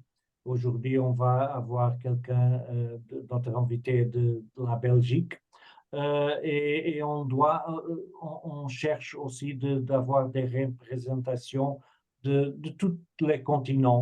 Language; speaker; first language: French; non-native, fluent; Portuguese